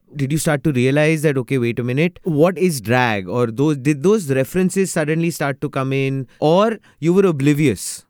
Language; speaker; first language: English; non-native, local second language; Hindi